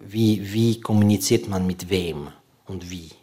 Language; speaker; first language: German; non-native, fluent; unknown